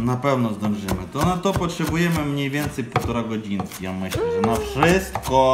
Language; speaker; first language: Polish; non-native, fluent; Ukrainian